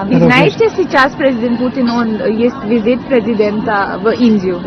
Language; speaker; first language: Russian; non-native, learner; Hindi